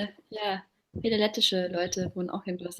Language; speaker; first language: German; non-native, fluent; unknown